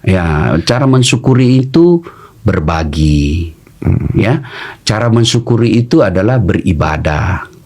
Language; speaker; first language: Indonesian; non-native, local second language; Buginese